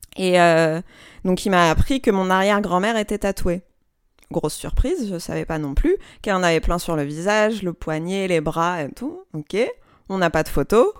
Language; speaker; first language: French; non-native, local second language; Arabic